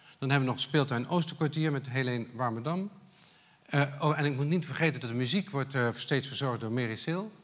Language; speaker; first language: Dutch; native; Dutch